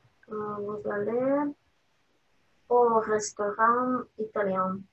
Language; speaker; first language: French; non-native, learner; Russian